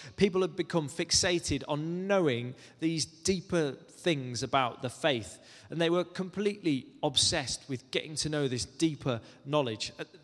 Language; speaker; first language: English; native; English